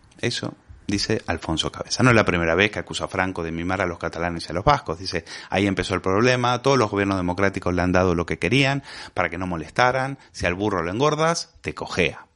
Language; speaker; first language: Spanish; native; Spanish